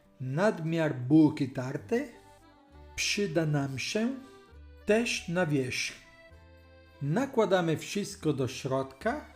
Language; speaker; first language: Polish; non-native, learner; Italian